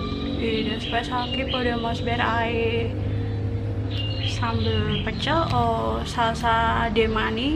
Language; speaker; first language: Spanish; non-native, learner; Indonesian